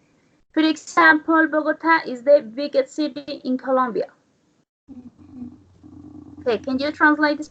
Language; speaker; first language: English; non-native, learner; Spanish